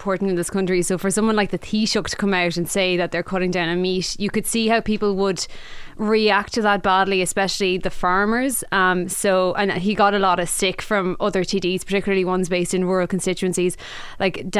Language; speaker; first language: English; native; English